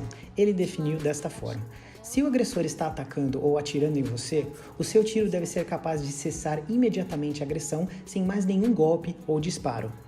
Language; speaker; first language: Portuguese; native; Portuguese